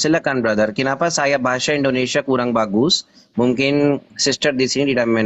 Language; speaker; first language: Indonesian; non-native, learner; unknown